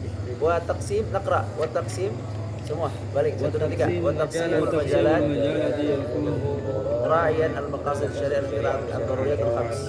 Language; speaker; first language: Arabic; non-native, fluent; Indonesian